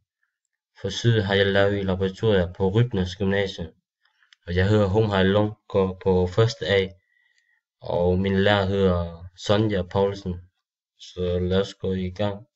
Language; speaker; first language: Danish; non-native, learner; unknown